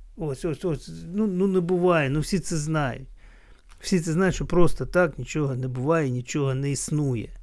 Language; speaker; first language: Ukrainian; non-native, local second language; Russian